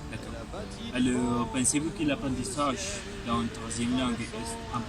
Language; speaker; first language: French; non-native, learner; Spanish